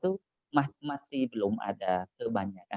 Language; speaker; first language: Indonesian; non-native, learner; Khmer